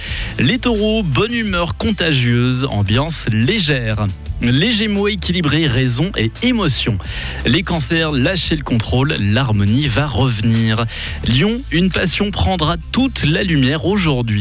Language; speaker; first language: French; native; French